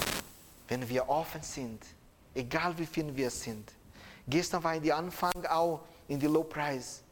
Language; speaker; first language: German; non-native, fluent; Portuguese